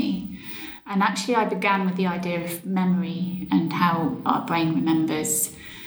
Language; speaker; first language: English; native; English